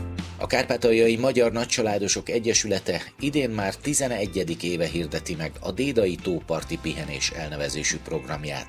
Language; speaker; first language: Hungarian; native; Hungarian